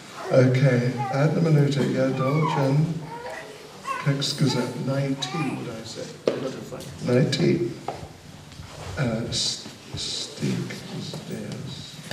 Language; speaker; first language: Russian; non-native, learner; English